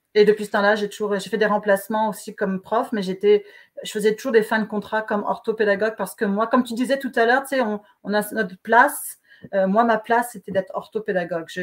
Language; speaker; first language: French; native; French